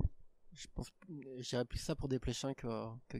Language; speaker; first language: French; native; French